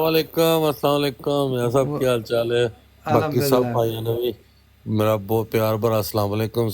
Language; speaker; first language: Hindi; non-native, local second language; Punjabi